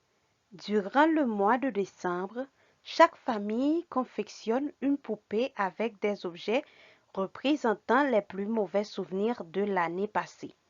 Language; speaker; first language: French; non-native, fluent; Spanish